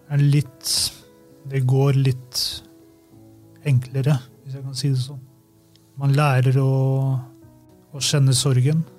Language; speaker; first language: Norwegian; early bilingual, other home language; Albanian